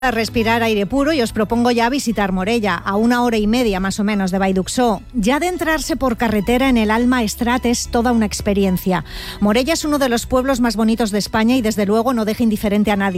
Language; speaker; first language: Spanish; native; Spanish